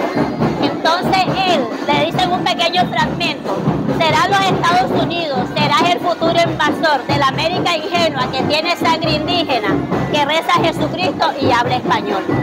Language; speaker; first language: Spanish; native; Spanish